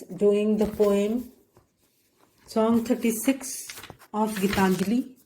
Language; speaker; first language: English; non-native, local second language; Punjabi